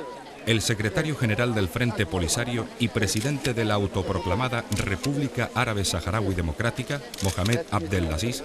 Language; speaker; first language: Spanish; native; Spanish